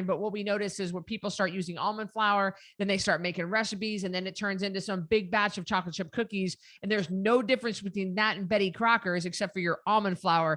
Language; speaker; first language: English; native; English